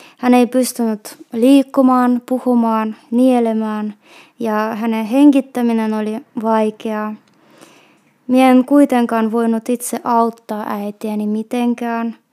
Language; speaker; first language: Finnish; non-native, fluent; Russian